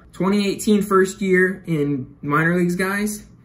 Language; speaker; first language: English; native; English